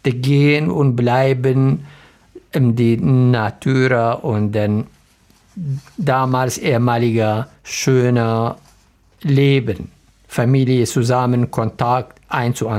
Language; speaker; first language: German; non-native, learner; Arabic